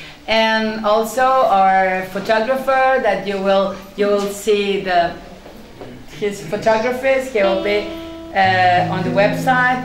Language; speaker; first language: English; non-native, learner; Catalan